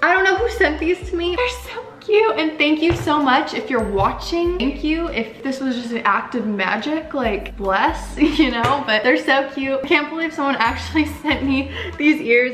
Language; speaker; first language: English; native; English